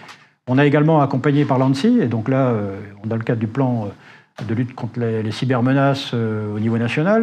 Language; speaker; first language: French; native; French